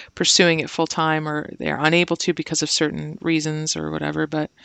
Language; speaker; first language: English; native; English